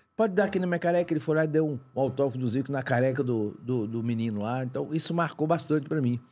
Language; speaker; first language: Portuguese; native; Portuguese